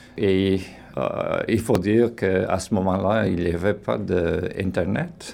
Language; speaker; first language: French; non-native, fluent; Portuguese